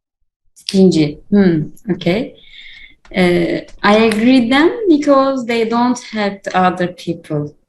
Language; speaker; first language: English; non-native, learner; Turkish